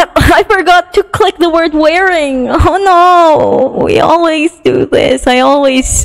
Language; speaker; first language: English; non-native, local second language; Filipino